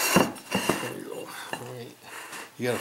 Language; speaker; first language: English; native; English